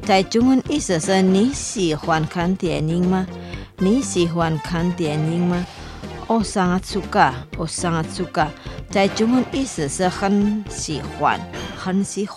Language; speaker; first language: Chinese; non-native, fluent; Indonesian